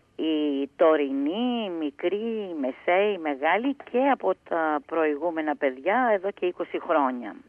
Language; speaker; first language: Greek; early bilingual, heritage; Greek